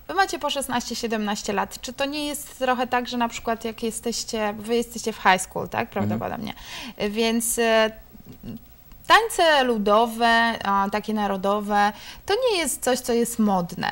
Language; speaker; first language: Polish; native; Polish